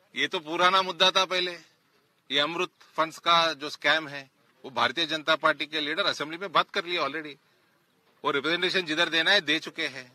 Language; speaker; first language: Hindi; non-native, local second language; Telugu